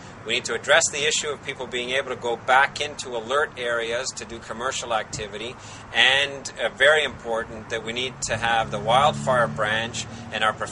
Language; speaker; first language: English; native; English